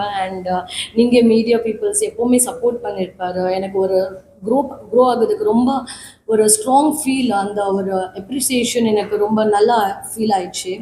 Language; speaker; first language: Tamil; non-native, learner; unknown